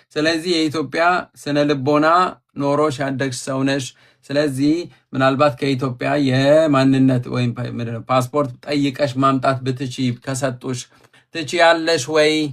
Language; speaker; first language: Amharic; native; Amharic